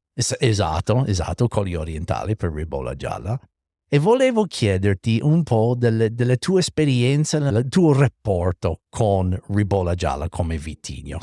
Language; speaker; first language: Italian; non-native, fluent; English